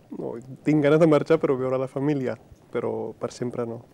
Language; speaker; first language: Catalan; non-native, fluent; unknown